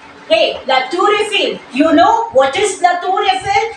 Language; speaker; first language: English; non-native, local second language; Hindi